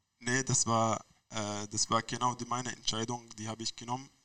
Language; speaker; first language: German; non-native, learner; Arabic